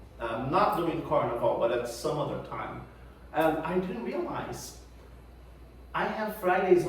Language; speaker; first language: English; non-native, local second language; Portuguese